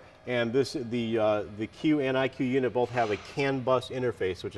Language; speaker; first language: English; native; English